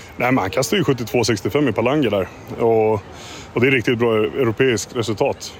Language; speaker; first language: Swedish; native; Swedish